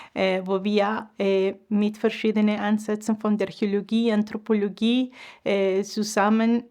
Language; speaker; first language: German; non-native, fluent; Spanish